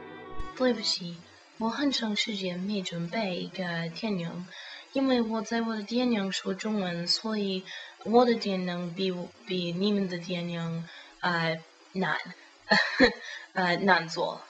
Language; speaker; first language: Chinese; non-native, learner; English